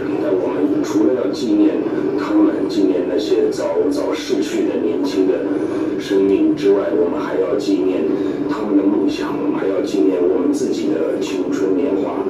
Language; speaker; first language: Chinese; native; Chinese